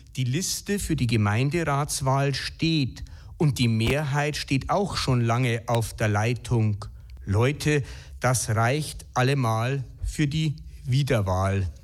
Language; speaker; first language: German; native; German